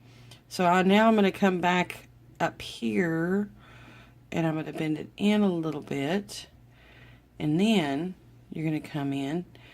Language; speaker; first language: English; native; English